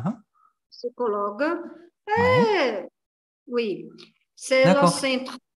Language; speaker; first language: French; non-native, learner; Portuguese